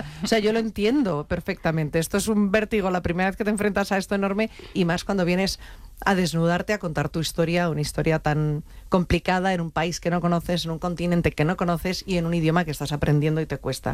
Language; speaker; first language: Spanish; native; Spanish